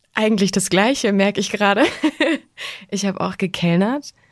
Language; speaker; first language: German; native; German